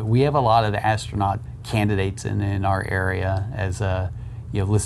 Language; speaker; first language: English; native; English